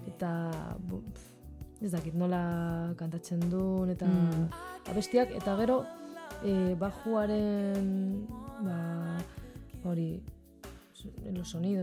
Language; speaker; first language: Basque; non-native, local second language; Spanish